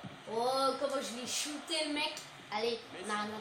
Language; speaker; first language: French; native; French